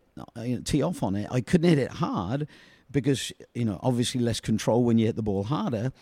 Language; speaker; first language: English; native; English